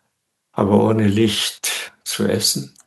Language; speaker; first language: German; non-native, fluent; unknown